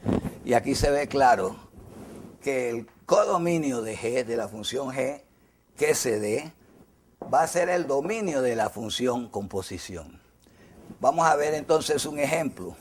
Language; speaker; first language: Spanish; native; Spanish